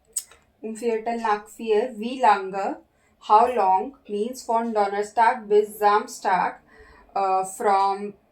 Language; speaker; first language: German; non-native, learner; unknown